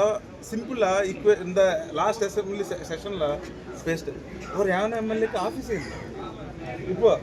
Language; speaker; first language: Tamil; non-native, local second language; Telugu